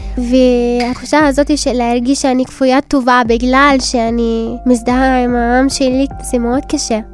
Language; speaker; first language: Hebrew; non-native, local second language; Arabic